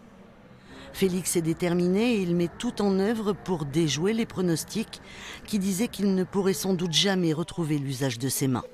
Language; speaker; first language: French; native; French